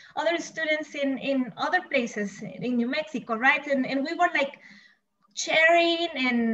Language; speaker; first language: English; non-native, fluent; Spanish